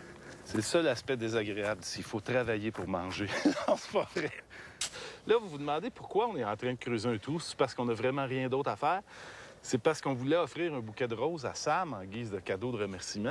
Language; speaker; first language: French; native; French